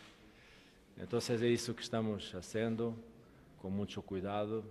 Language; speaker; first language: Spanish; non-native, local second language; Portuguese